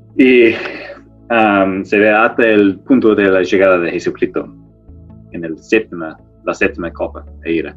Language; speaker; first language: Spanish; non-native, fluent; English